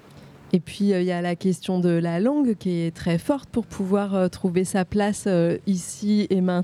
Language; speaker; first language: French; native; French